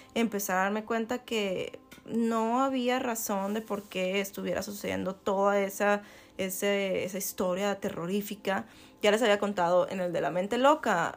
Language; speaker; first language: Spanish; native; Spanish